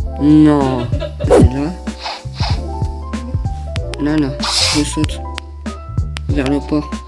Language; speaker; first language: French; native; French